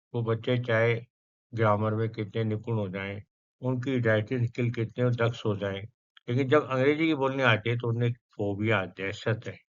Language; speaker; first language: Hindi; non-native, local second language; Punjabi